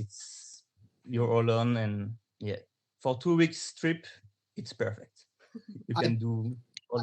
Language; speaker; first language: English; non-native, learner; French